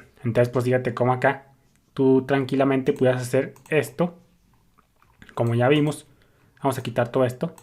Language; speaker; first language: Spanish; native; Spanish